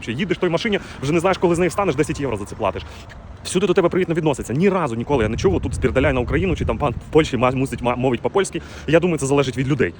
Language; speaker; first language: Ukrainian; native; Ukrainian